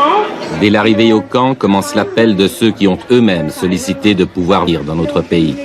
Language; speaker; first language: French; native; French